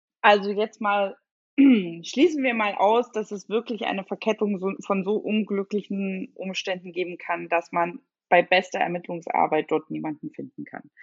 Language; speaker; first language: German; native; German